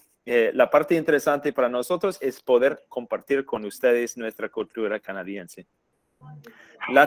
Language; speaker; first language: Spanish; non-native, fluent; English